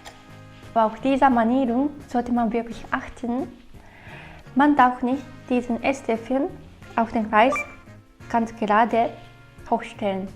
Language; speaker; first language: German; non-native, fluent; Japanese